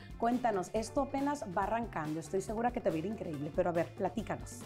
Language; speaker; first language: Spanish; native; Spanish